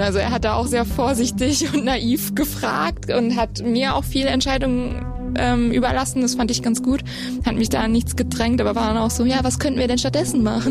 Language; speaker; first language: German; native; German